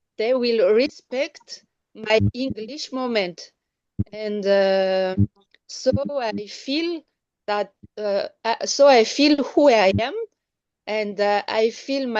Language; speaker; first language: English; non-native, learner; Malagasy